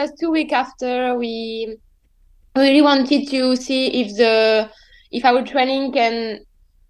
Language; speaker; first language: English; non-native, fluent; French